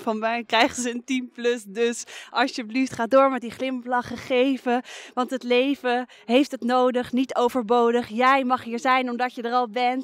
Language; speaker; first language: Dutch; native; Dutch